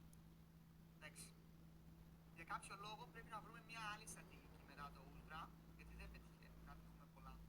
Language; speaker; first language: Greek; native; Greek